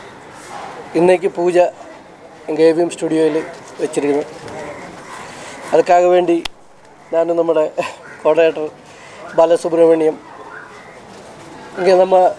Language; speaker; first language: Tamil; non-native, learner; Malayalam